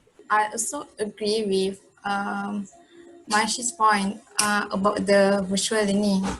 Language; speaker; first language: English; non-native, local second language; Malay